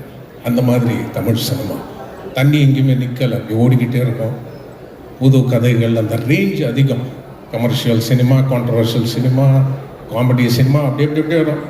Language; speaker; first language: Tamil; non-native, fluent; Telugu